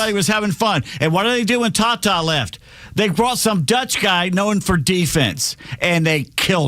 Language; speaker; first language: English; native; English